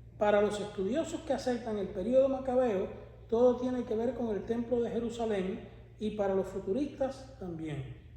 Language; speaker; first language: Spanish; native; Spanish